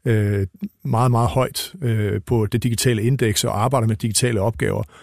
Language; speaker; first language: Danish; native; Danish